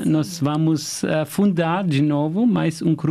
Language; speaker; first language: Portuguese; non-native, fluent; German